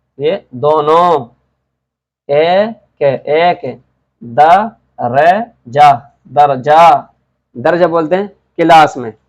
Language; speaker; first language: Hindi; native; Hindi